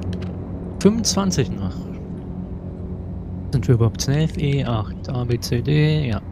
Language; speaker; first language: German; native; German